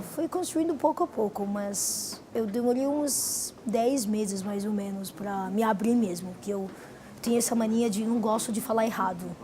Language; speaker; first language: Portuguese; non-native, fluent; Arabic